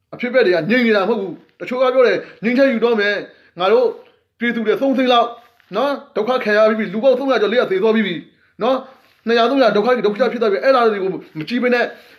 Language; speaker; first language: Burmese; non-native, local second language; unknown